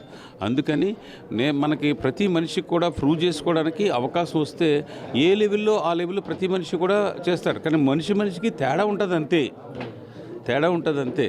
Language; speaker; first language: Telugu; native; Telugu